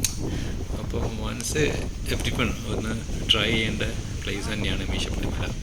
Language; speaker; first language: Malayalam; native; Malayalam